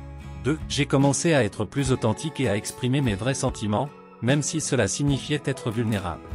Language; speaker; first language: French; native; French